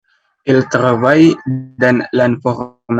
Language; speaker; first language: French; non-native, learner; Indonesian